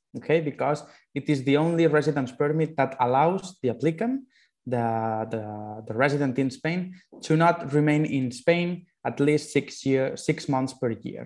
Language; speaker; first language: English; non-native, fluent; Spanish